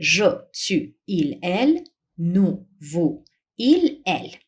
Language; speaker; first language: French; non-native, fluent; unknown